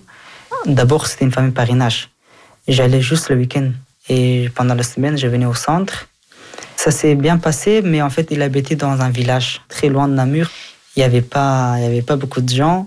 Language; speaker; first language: French; non-native, fluent; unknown